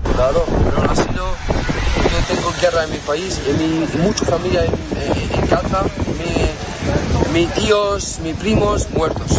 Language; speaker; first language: Spanish; non-native, learner; Arabic